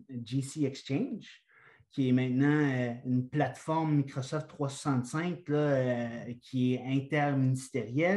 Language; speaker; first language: French; native; French